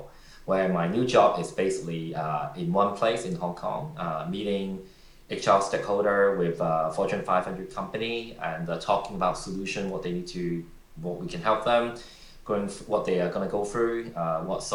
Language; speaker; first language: English; non-native, local second language; Cantonese